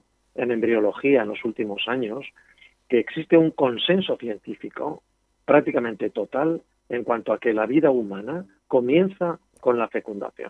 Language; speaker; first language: Spanish; native; Spanish